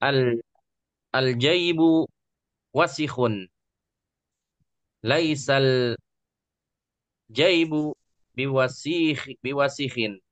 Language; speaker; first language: Arabic; non-native, learner; Indonesian